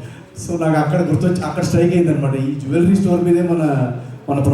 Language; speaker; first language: Telugu; native; Telugu